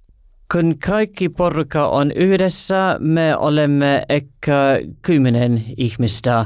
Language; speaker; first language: Finnish; non-native, learner; English